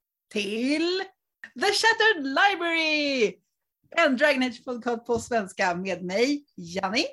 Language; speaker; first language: Swedish; native; Swedish